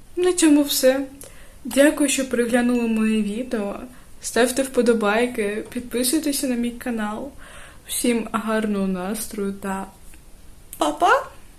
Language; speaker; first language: Ukrainian; native; Ukrainian